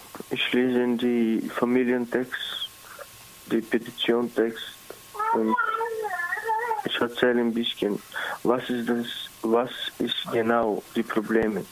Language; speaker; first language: German; non-native, learner; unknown